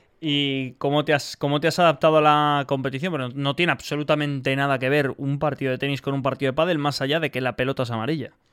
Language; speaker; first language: Spanish; native; Spanish